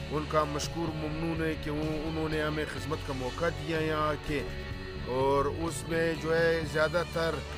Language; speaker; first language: Urdu; non-native, local second language; Pashto